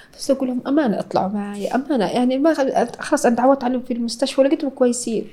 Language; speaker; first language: Arabic; native; Arabic